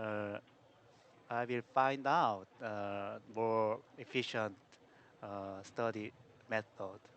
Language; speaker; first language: English; non-native, learner; Korean